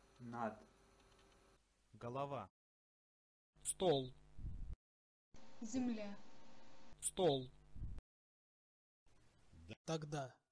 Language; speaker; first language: Russian; non-native, learner; English